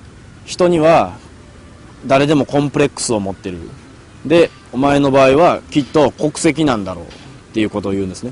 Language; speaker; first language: Japanese; native; Japanese